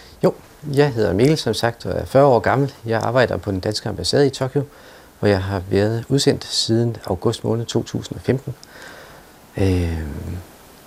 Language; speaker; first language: Danish; native; Danish